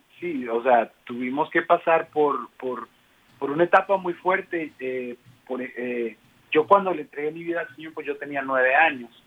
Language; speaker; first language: Spanish; early bilingual, heritage; Spanish